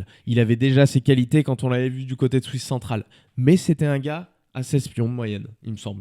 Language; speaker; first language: French; native; French